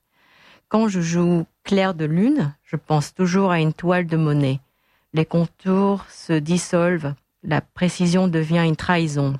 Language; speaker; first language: French; non-native, fluent; Korean